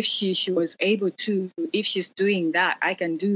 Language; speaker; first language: English; non-native, local second language; Acoli